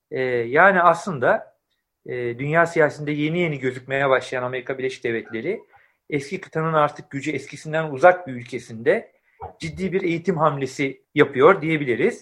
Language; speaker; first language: Turkish; native; Turkish